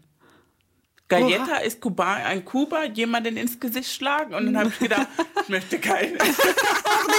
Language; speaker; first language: German; non-native, fluent; Spanish